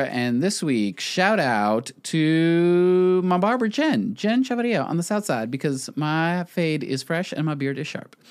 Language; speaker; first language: English; native; English